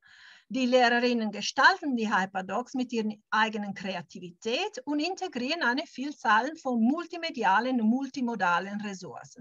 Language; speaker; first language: German; early bilingual, heritage; German